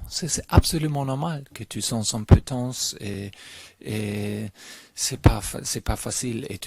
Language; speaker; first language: French; non-native, learner; German